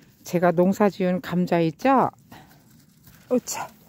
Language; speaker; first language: Korean; native; Korean